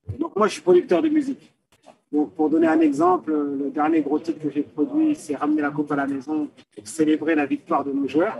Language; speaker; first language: French; early bilingual, other home language; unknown